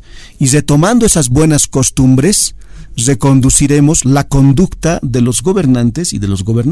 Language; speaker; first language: Spanish; native; Spanish